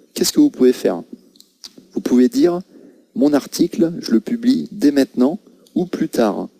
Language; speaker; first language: French; native; French